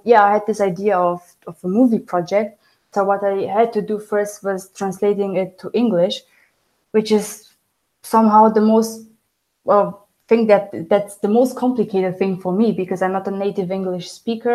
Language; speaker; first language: English; non-native, fluent; Romanian